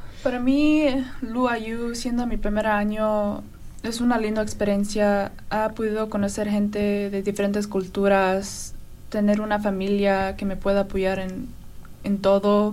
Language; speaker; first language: Spanish; early bilingual, heritage; Spanish